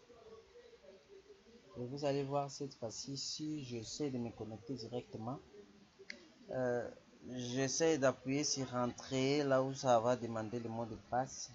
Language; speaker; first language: French; non-native, local second language; Lingala